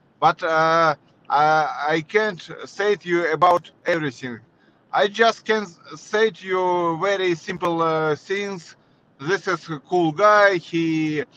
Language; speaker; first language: English; non-native, learner; Russian